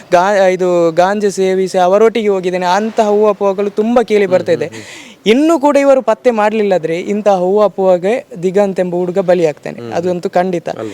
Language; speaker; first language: Kannada; native; Kannada